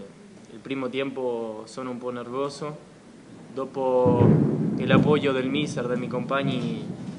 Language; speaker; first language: Italian; non-native, learner; Spanish